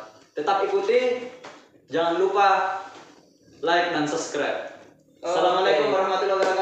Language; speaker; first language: Indonesian; native; Indonesian